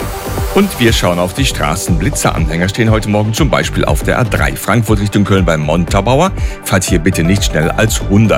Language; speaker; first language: German; native; German